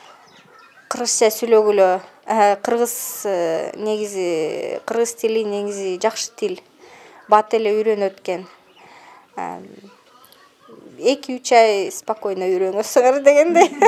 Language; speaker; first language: Kyrgyz; non-native, learner; Russian